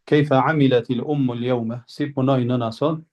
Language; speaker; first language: Arabic; non-native, fluent; Albanian